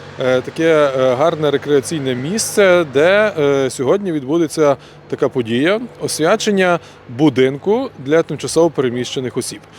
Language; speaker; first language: Ukrainian; native; Ukrainian